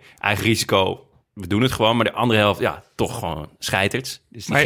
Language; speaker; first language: Dutch; native; Dutch